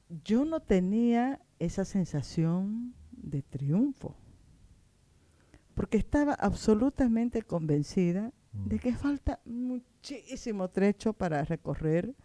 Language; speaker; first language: Spanish; native; Spanish